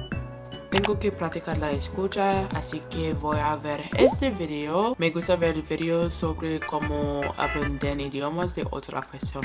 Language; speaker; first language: Spanish; non-native, learner; English